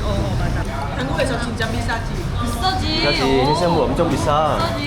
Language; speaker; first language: Korean; non-native, fluent; Vietnamese